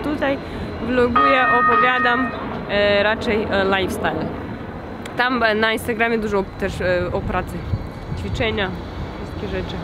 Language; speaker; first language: Polish; non-native, fluent; Russian